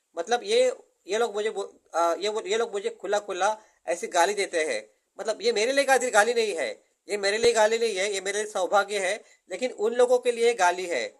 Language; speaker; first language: Hindi; non-native, local second language; Marathi